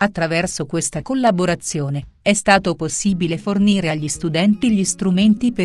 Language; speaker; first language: Italian; native; Italian